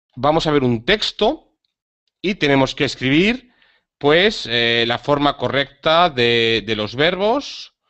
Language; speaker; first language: Spanish; native; Spanish